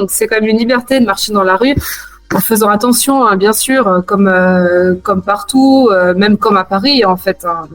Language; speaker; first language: French; native; French